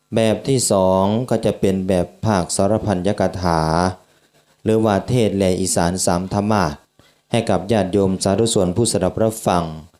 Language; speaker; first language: Thai; native; Thai